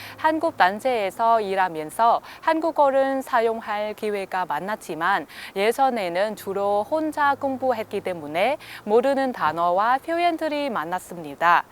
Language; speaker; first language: Korean; non-native, fluent; Vietnamese